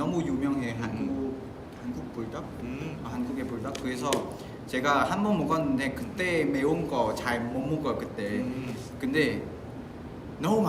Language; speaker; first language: Korean; non-native, fluent; Vietnamese